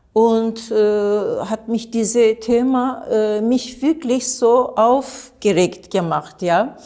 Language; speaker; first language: German; non-native, learner; Turkish